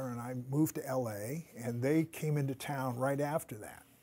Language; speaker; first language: English; native; English